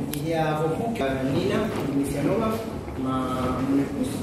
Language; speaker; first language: French; non-native, fluent; Spanish